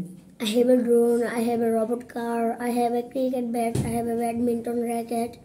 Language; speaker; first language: English; non-native, learner; Bangla